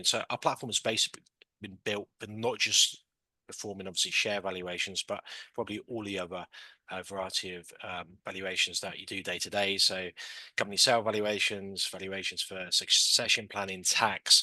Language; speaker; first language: English; native; English